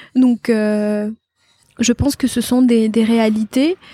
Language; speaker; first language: French; non-native, local second language; Arabic